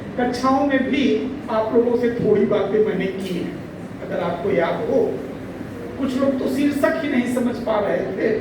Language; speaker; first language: Hindi; native; Hindi